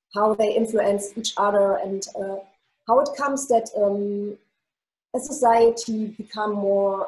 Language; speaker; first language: English; non-native, fluent; German